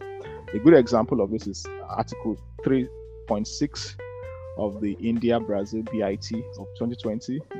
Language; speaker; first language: English; non-native, local second language; Yoruba